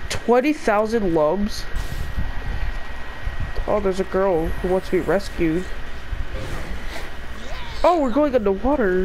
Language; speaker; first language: English; native; English